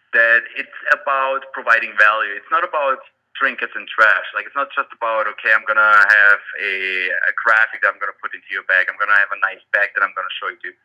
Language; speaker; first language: English; non-native, fluent; German